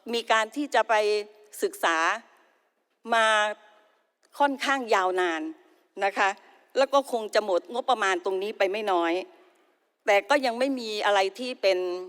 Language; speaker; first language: Thai; native; Thai